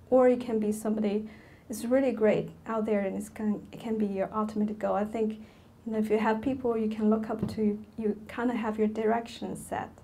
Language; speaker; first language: English; non-native, fluent; Chinese